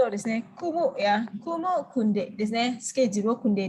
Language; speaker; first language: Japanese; non-native, fluent; Indonesian